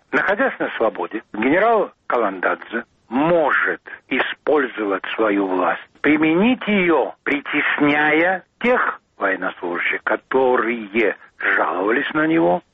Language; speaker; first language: Russian; non-native, local second language; Georgian